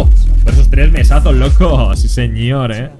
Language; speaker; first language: Spanish; native; Spanish